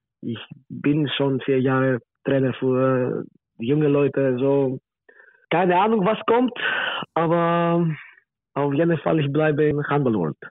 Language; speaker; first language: German; non-native, learner; Greek